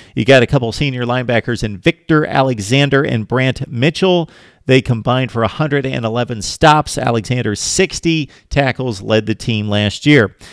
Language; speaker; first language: English; native; English